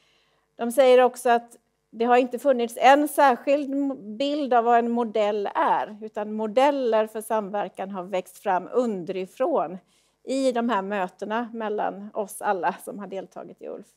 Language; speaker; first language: Swedish; native; Swedish